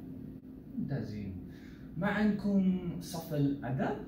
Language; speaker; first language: Arabic; non-native, learner; English